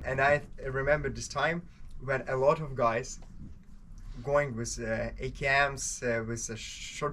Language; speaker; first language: English; non-native, learner; Ukrainian